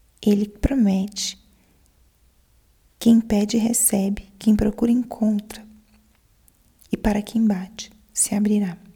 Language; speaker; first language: Portuguese; native; Portuguese